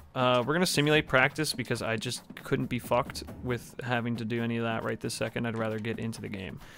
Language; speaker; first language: English; native; English